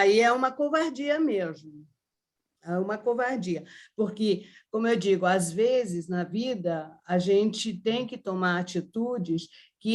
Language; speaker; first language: Portuguese; early bilingual, other home language; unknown